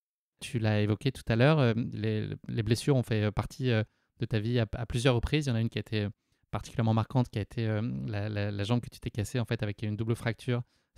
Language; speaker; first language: French; native; French